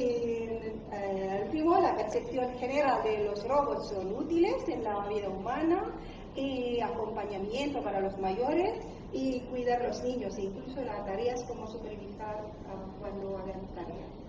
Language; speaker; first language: Spanish; non-native, learner; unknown